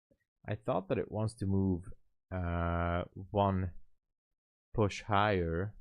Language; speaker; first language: English; non-native, fluent; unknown